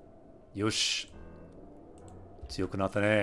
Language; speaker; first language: Japanese; non-native, fluent; English